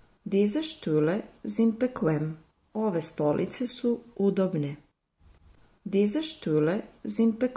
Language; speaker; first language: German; non-native, fluent; Serbian